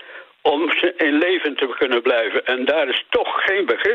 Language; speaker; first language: Dutch; native; Dutch